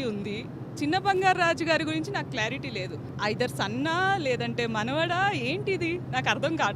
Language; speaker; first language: Telugu; native; Telugu